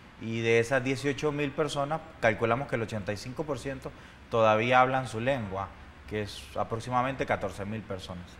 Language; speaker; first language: Spanish; native; Spanish